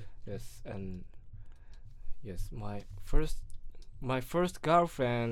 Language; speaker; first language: English; non-native, learner; Japanese